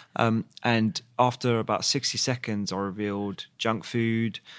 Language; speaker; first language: English; native; English